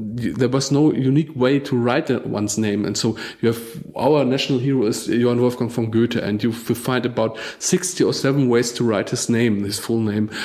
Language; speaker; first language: English; non-native, fluent; German